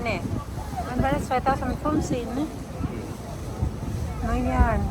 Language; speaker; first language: German; non-native, fluent; Filipino